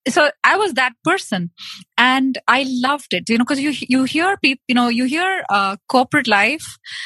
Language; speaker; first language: English; non-native, local second language; Hindi